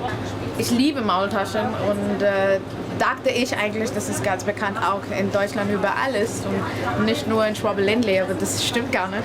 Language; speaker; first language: German; non-native, fluent; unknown